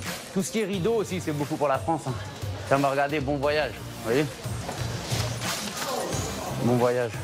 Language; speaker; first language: French; native; French